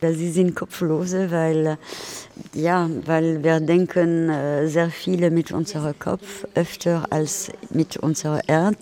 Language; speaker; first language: German; non-native, fluent; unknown